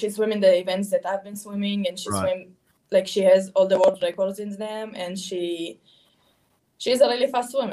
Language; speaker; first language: English; non-native, fluent; Hebrew